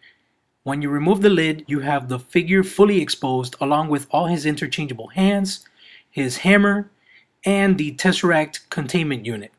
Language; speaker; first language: English; native; English